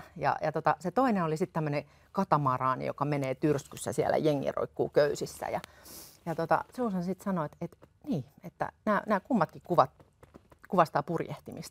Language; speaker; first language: Finnish; native; Finnish